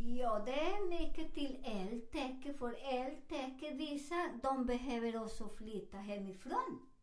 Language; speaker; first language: Swedish; non-native, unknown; Spanish